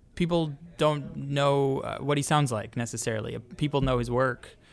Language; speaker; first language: English; native; English